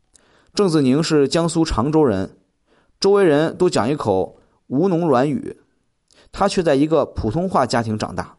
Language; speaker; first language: Chinese; native; Chinese